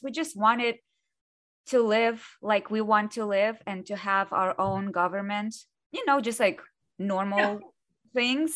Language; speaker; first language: English; non-native, fluent; Russian